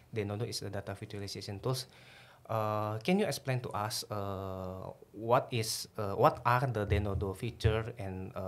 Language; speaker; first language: English; non-native, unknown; Indonesian